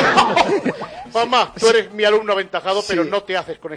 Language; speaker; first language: Spanish; native; Spanish